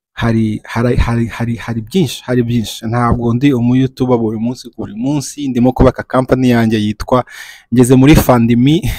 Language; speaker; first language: Kinyarwanda; early bilingual, other home language; French